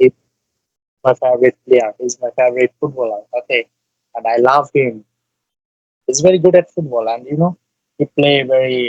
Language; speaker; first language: English; non-native, learner; Bangla